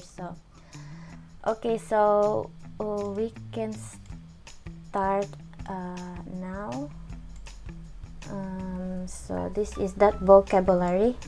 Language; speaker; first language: English; non-native, fluent; Indonesian